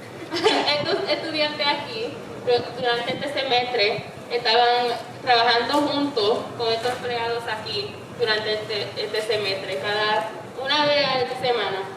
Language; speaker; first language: Spanish; early bilingual, heritage; English